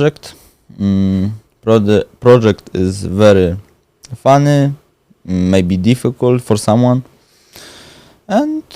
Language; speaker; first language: English; non-native, learner; Polish